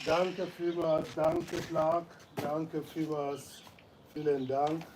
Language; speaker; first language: German; non-native, fluent; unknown